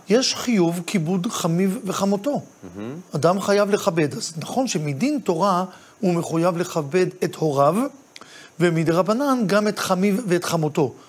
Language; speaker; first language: Hebrew; native; Hebrew